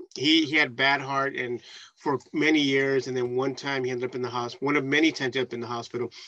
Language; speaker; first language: English; early bilingual, other home language; Spanish